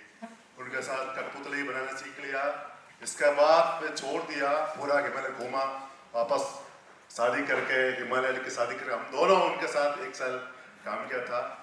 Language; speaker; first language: Hindi; non-native, local second language; Kannada